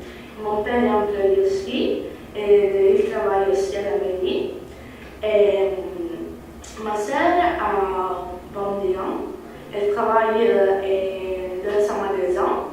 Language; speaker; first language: French; non-native, learner; Italian